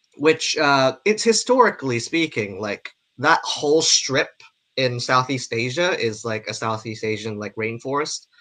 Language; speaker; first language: English; non-native, local second language; Cantonese